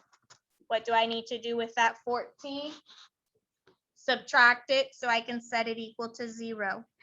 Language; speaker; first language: English; native; English